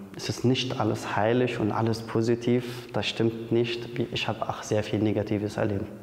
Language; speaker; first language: German; non-native, fluent; Arabic